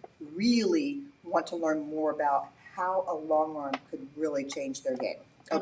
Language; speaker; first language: English; native; English